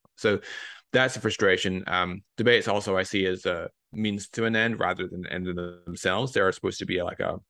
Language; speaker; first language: English; native; English